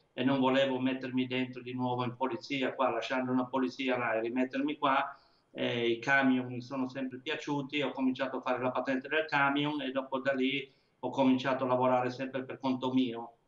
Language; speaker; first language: Italian; native; Italian